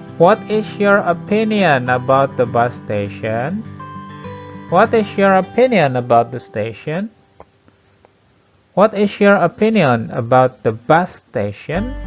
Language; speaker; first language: English; non-native, learner; Indonesian